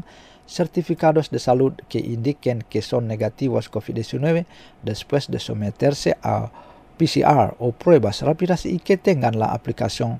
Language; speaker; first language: Spanish; non-native, fluent; Indonesian